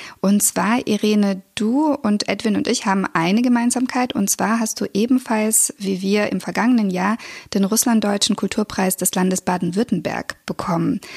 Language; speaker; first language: German; early bilingual, other home language; Russian